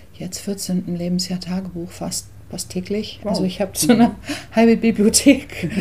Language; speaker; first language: German; early bilingual, other home language; English